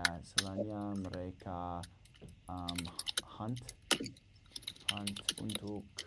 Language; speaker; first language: Indonesian; non-native, learner; English